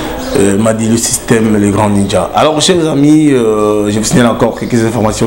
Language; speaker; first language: French; non-native, local second language; Lingala